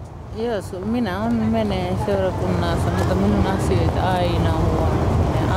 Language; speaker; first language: Finnish; non-native, learner; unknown